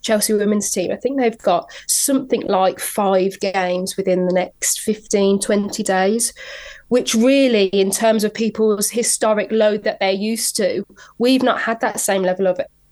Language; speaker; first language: English; native; English